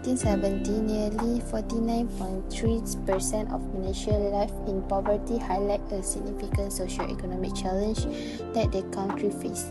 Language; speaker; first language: English; non-native, local second language; Malay